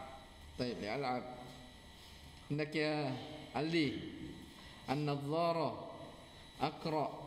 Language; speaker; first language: Arabic; non-native, fluent; Indonesian